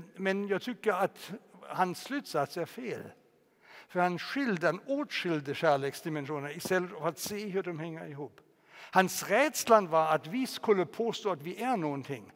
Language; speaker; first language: Swedish; non-native, fluent; German